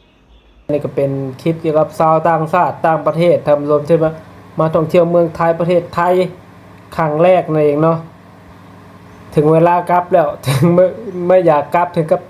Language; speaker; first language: Thai; non-native, local second language; Lao